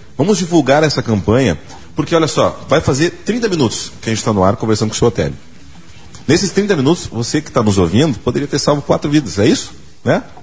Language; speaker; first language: Portuguese; native; Portuguese